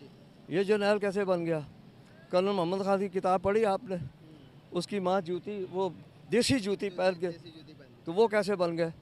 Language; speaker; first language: Hindi; non-native, local second language; Punjabi